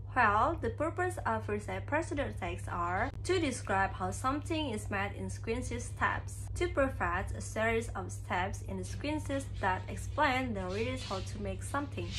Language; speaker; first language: English; non-native, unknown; Indonesian